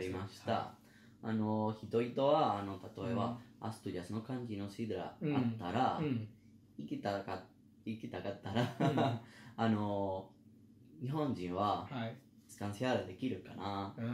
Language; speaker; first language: Japanese; non-native, learner; Spanish